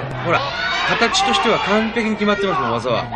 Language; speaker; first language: Japanese; native; Japanese